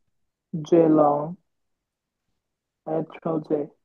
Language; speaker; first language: French; non-native, learner; Bangla